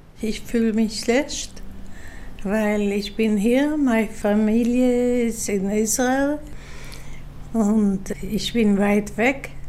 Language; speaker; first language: German; non-native, fluent; Dutch